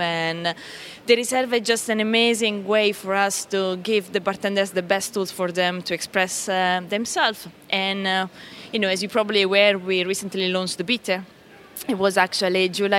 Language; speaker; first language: English; non-native, fluent; Italian